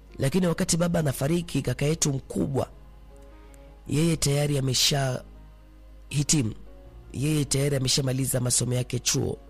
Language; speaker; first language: Swahili; native; Swahili